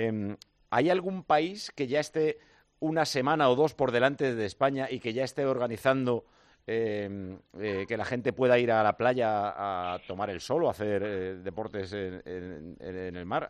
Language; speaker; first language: Spanish; native; Spanish